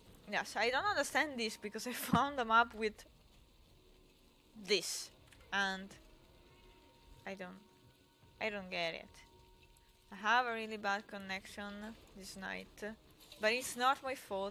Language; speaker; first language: English; non-native, fluent; Italian